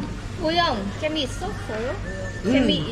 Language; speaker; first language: Korean; non-native, learner; Vietnamese